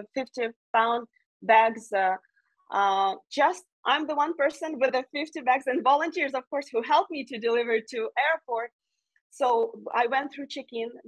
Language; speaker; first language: English; non-native, fluent; Ukrainian